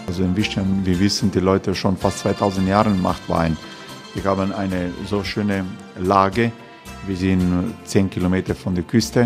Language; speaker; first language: German; non-native, fluent; Croatian